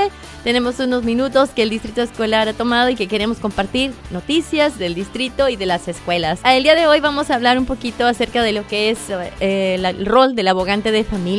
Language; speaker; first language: Spanish; native; Spanish